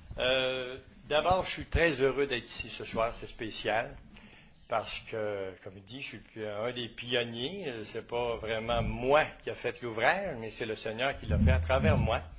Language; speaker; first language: French; native; French